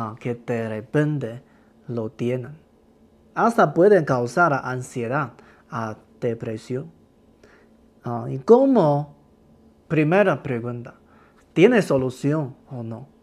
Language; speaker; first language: Spanish; non-native, learner; Chinese